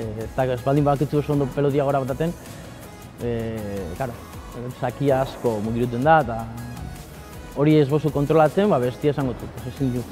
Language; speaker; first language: Basque; native; Basque